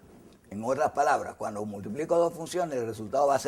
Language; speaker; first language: Spanish; native; Spanish